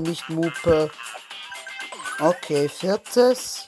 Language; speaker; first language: German; native; German